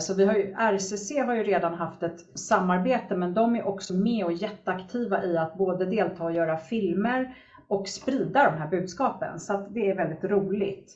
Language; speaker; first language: Swedish; native; Swedish